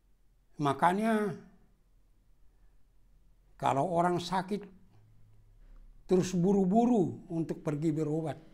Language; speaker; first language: Indonesian; non-native, local second language; Batak Toba